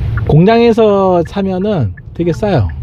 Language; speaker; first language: Korean; native; Korean